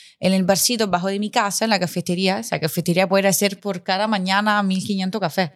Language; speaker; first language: Spanish; non-native, fluent; Italian